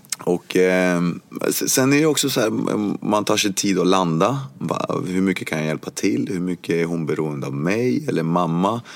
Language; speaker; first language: Swedish; early bilingual, other home language; Spanish